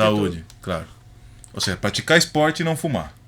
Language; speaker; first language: Portuguese; native; Portuguese